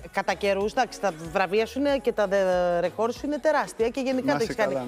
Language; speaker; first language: Greek; native; Greek